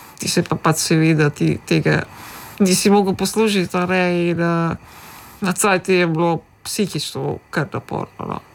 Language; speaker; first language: Slovenian; early bilingual, other home language; Macedonian